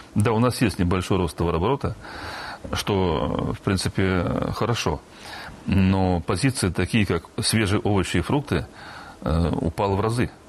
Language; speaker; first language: Russian; non-native, local second language; Romanian